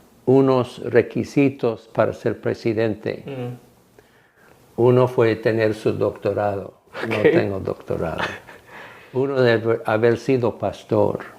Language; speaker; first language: Spanish; non-native, fluent; English